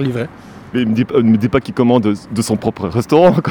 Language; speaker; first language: French; native; French